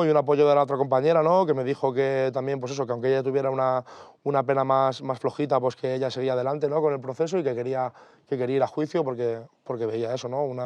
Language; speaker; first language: Spanish; native; Spanish